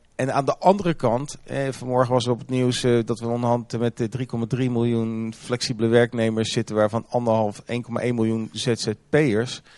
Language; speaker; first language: Dutch; native; Dutch